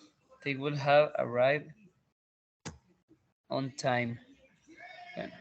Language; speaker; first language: English; non-native, learner; Spanish